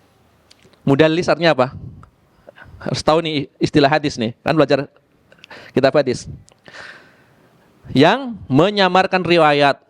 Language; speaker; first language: Indonesian; native; Indonesian